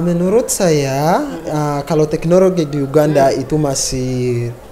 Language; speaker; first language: Indonesian; non-native, fluent; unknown